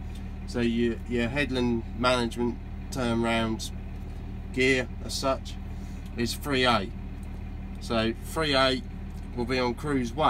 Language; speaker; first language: English; native; English